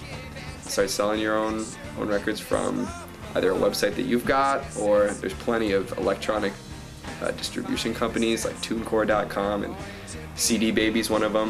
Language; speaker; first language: English; native; English